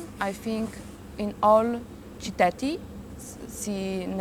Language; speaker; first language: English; non-native, learner; Polish